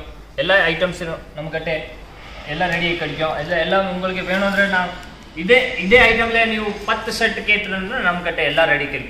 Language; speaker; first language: Tamil; non-native, learner; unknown